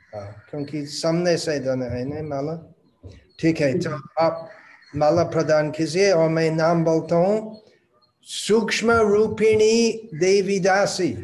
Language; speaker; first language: Hindi; non-native, local second language; Bangla